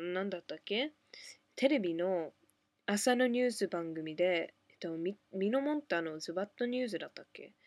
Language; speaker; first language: Japanese; non-native, fluent; English